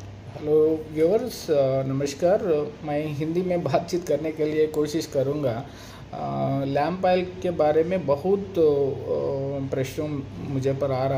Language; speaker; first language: Hindi; non-native, local second language; Telugu